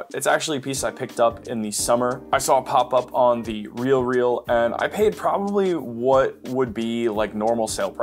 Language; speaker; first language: English; native; English